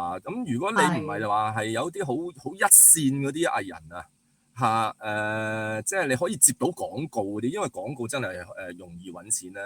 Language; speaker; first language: Cantonese; native; Cantonese